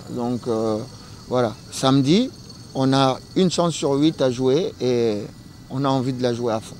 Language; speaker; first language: French; non-native, local second language; Lingala